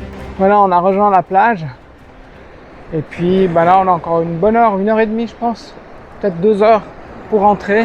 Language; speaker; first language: French; native; French